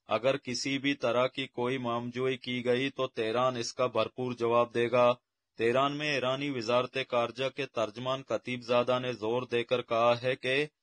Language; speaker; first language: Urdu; non-native, local second language; Baluchi